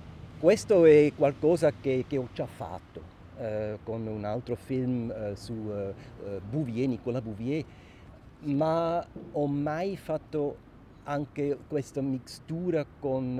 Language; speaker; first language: Italian; non-native, local second language; German